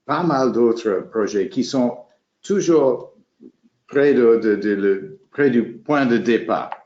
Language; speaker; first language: French; non-native, fluent; English